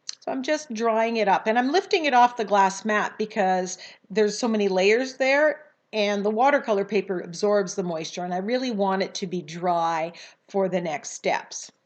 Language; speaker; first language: English; native; English